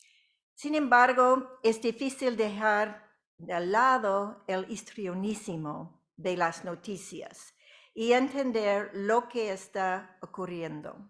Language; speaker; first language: Spanish; non-native, fluent; English